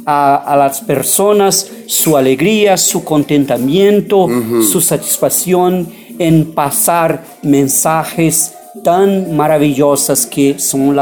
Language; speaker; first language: Spanish; non-native, fluent; Portuguese